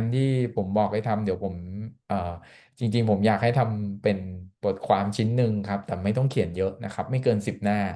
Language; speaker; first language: Thai; native; Thai